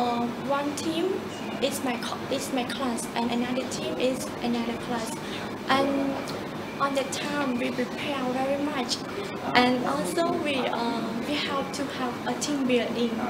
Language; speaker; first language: English; non-native, learner; Khmer